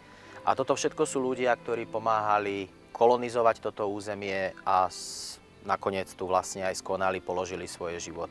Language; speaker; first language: Slovak; native; Slovak